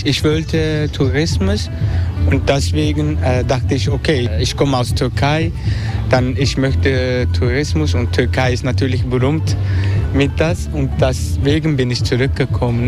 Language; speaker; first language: German; non-native, learner; Turkish